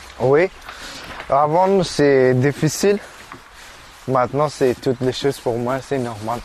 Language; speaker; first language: French; non-native, learner; Persian